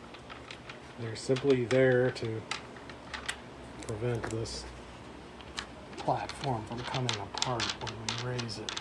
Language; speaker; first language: English; native; English